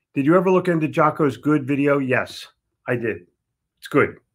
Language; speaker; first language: English; native; English